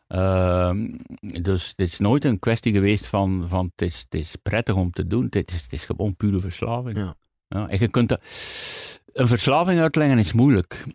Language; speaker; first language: Dutch; native; Dutch